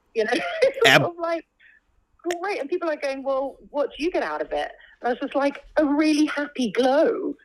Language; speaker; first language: English; native; English